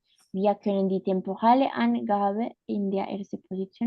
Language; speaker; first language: German; non-native, fluent; Spanish